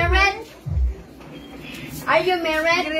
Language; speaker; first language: English; non-native, learner; Cebuano